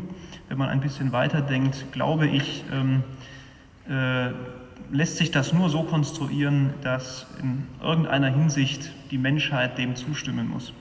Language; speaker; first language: German; native; German